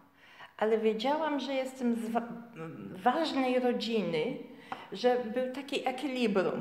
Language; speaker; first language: Polish; early bilingual, heritage; Polish